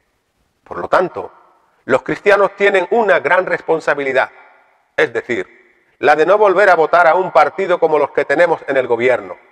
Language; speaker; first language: Spanish; native; Spanish